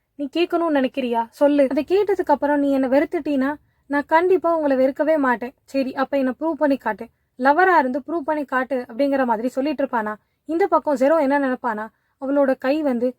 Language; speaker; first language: Tamil; native; Tamil